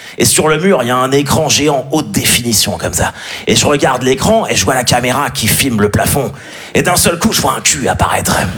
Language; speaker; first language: French; native; French